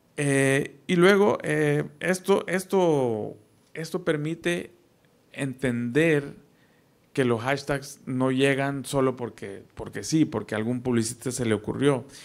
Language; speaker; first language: Spanish; native; Spanish